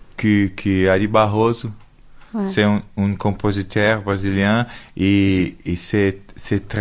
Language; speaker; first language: French; non-native, learner; Portuguese